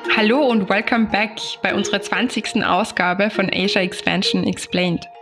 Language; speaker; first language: German; native; German